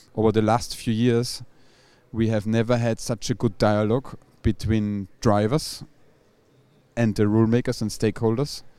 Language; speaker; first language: English; non-native, fluent; German